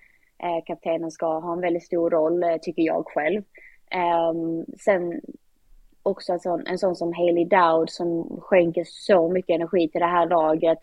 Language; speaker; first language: Swedish; native; Swedish